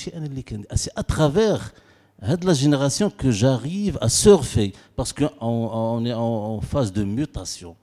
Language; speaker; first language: French; non-native, local second language; Arabic